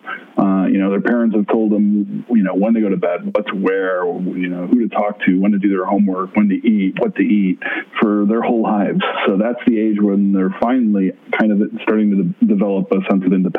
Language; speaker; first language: English; native; English